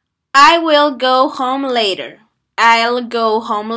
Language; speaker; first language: English; non-native, fluent; Spanish